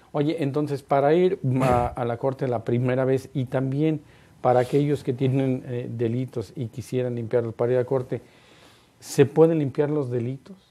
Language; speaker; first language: Spanish; native; Spanish